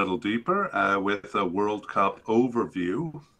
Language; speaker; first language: English; native; English